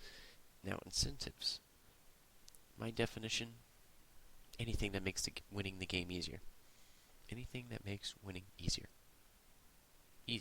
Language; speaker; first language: English; native; English